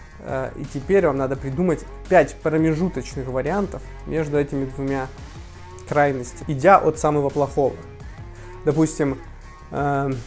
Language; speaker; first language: Russian; native; Russian